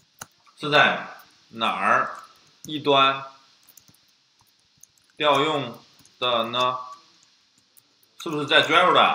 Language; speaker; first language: Chinese; native; Chinese